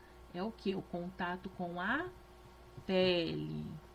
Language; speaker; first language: Portuguese; native; Portuguese